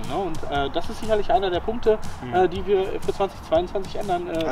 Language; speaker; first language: German; native; German